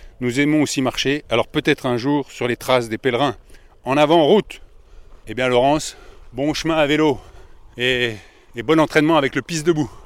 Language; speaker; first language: French; native; French